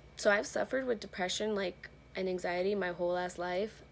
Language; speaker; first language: English; native; English